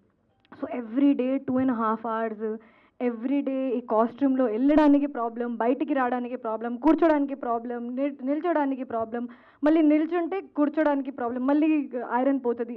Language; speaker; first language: Telugu; non-native, learner; Hindi